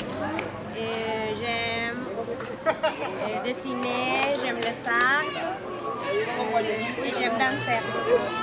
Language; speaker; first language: French; non-native, learner; Spanish